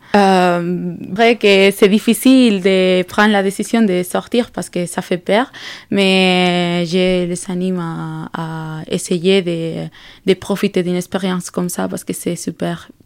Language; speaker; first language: French; non-native, learner; Spanish